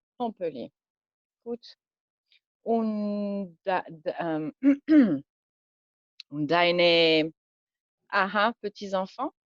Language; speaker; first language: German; non-native, learner; French